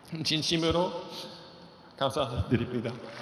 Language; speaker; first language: Korean; non-native, learner; English